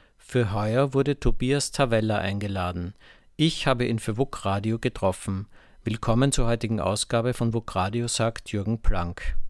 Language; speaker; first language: German; native; German